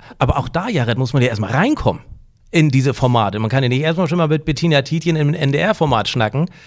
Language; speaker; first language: German; native; German